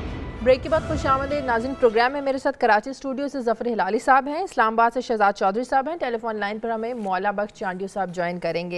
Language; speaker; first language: Urdu; native; Urdu